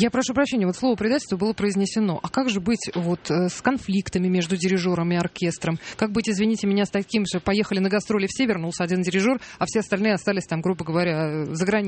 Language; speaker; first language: Russian; native; Russian